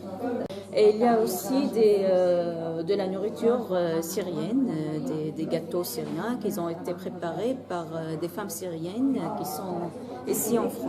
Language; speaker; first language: French; non-native, fluent; Arabic